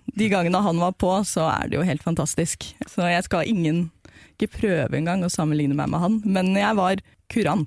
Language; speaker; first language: Norwegian; native; Norwegian